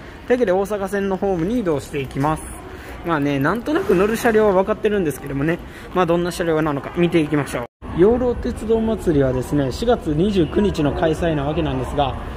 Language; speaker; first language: Japanese; native; Japanese